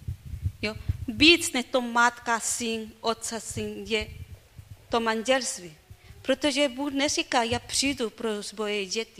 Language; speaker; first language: Czech; non-native, learner; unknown